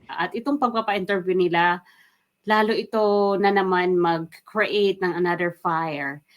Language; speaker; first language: Filipino; non-native, local second language; Waray